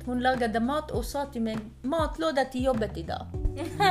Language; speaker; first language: Swedish; early bilingual, other home language; Kurdish